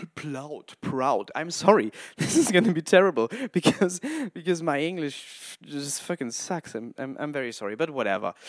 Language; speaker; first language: English; non-native, fluent; German